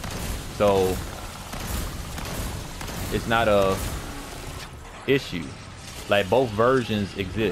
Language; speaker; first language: English; native; English